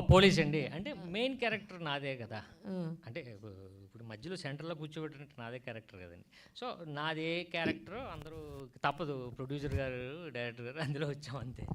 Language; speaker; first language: Telugu; native; Telugu